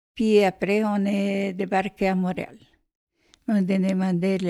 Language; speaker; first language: French; non-native, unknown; Spanish